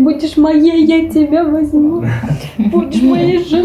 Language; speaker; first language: Russian; non-native, fluent; Japanese